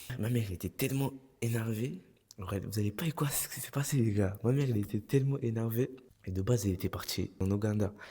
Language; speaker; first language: French; early bilingual, other home language; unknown